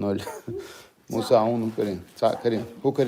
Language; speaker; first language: Russian; non-native, local second language; Chechen